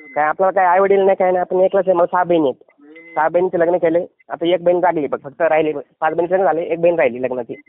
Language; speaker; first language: Marathi; native; Marathi